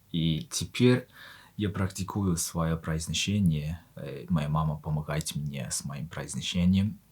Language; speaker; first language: Russian; non-native, fluent; Mongolian